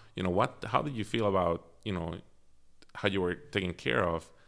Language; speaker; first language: English; early bilingual, other home language; Spanish